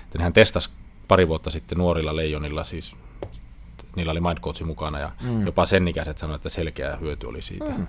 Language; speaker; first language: Finnish; native; Finnish